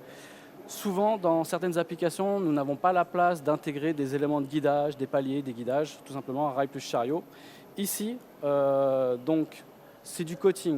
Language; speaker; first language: French; native; French